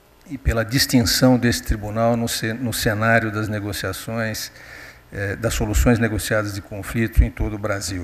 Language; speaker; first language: Portuguese; native; Portuguese